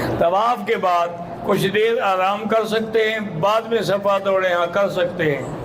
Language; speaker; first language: Urdu; native; Urdu